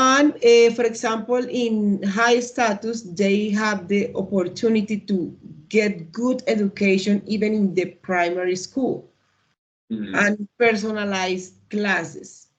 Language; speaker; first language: English; non-native, learner; Spanish